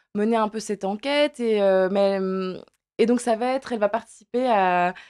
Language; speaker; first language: French; native; French